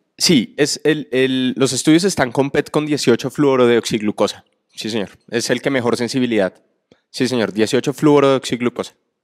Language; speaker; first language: Spanish; native; Spanish